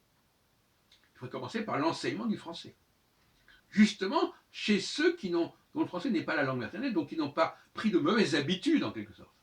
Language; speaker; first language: French; native; French